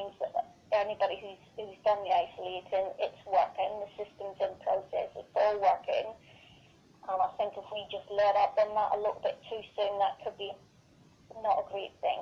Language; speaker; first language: English; native; English